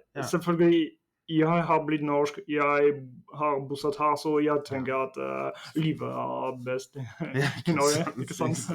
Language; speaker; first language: Norwegian; non-native, fluent; French